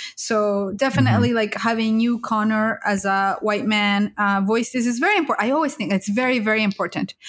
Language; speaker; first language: English; early bilingual, other home language; Spanish